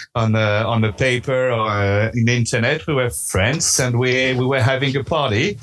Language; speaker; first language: English; non-native, fluent; French